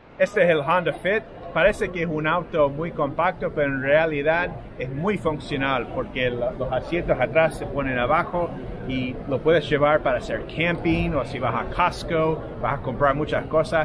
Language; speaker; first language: Spanish; non-native, fluent; English